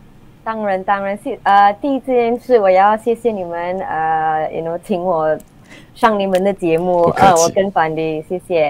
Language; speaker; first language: Chinese; non-native, local second language; English